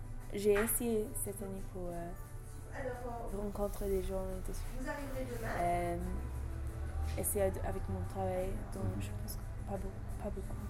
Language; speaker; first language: French; non-native, learner; English